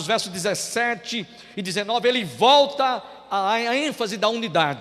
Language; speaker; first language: Portuguese; native; Portuguese